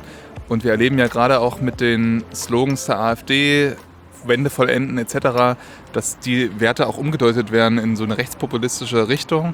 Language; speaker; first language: German; native; German